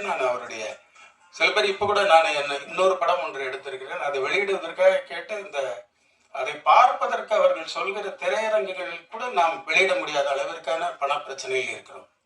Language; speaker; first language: Tamil; native; Tamil